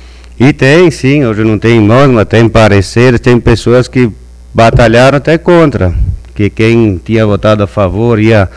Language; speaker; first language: Portuguese; native; Portuguese